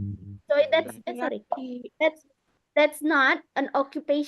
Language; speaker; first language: English; non-native, fluent; Indonesian